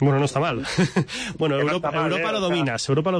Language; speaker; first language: Spanish; native; Spanish